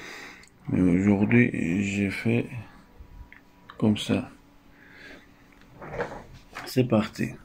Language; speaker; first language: French; non-native, fluent; Russian